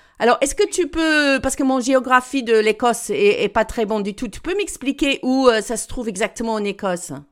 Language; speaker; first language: French; non-native, fluent; English